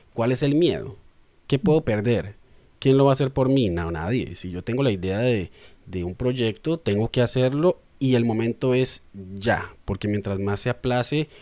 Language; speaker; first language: Spanish; native; Spanish